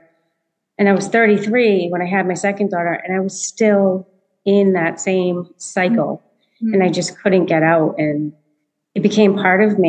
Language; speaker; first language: English; native; English